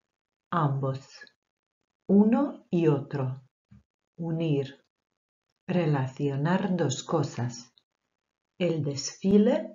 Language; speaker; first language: Spanish; non-native, fluent; Croatian